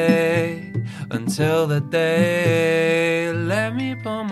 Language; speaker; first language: English; native; English